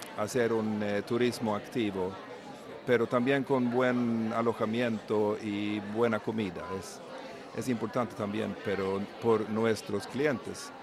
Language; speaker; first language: Spanish; non-native, learner; Swedish